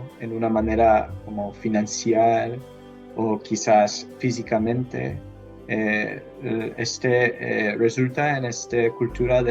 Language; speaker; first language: Spanish; non-native, fluent; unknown